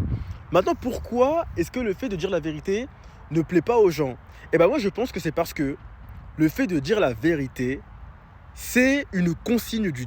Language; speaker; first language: French; native; French